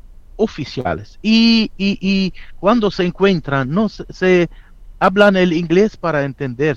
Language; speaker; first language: Spanish; non-native, fluent; Italian